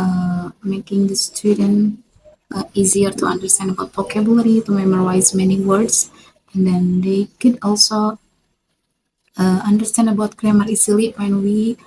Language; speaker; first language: English; non-native, fluent; Indonesian